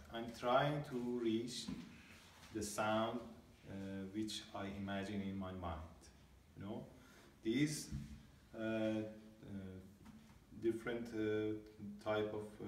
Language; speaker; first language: English; non-native, learner; Persian